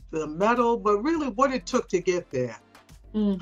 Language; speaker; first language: English; native; English